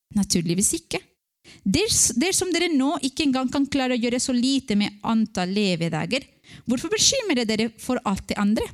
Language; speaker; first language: Norwegian; non-native, fluent; Spanish